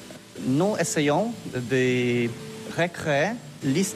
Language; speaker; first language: French; non-native, learner; Polish